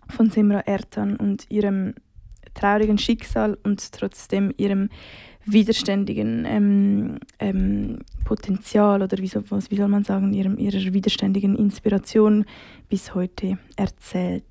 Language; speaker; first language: German; native; German